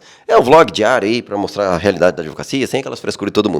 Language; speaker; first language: Portuguese; native; Portuguese